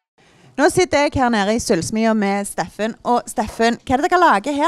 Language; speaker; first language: Norwegian; native; Norwegian